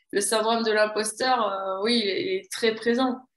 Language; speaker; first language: French; native; French